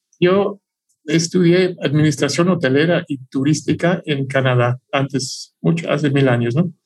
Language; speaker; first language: Spanish; non-native, fluent; English